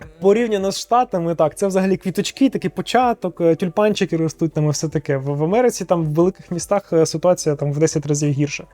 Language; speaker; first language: Ukrainian; native; Ukrainian